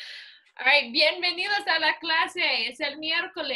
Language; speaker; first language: Spanish; non-native, learner; English